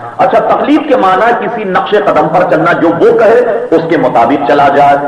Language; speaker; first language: Urdu; native; Urdu